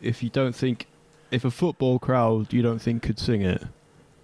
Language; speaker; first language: English; native; English